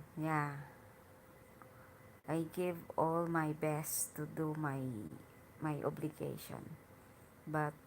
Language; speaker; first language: English; non-native, learner; Hiligaynon